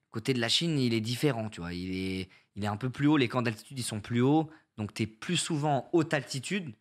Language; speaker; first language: French; native; French